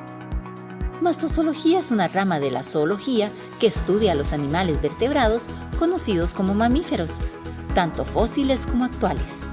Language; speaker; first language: Spanish; native; Spanish